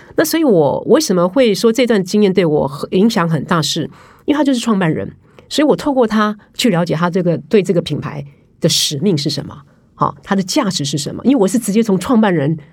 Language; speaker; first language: Chinese; native; Chinese